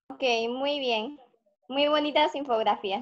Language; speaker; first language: Spanish; native; Spanish